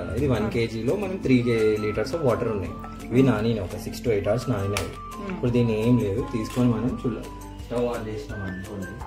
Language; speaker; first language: Telugu; non-native, local second language; Urdu